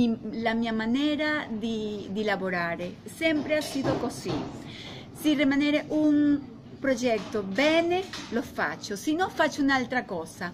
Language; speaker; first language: Italian; non-native, learner; Spanish